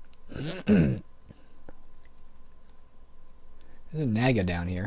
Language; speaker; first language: English; native; English